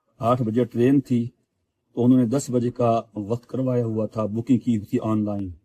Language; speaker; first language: Urdu; native; Urdu